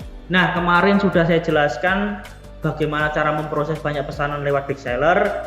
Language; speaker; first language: Indonesian; native; Indonesian